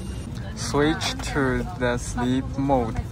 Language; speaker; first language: English; non-native, learner; Chinese